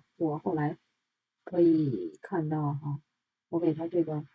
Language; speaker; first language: Chinese; native; Chinese